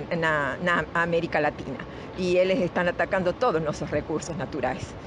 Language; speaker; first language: Portuguese; non-native, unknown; Spanish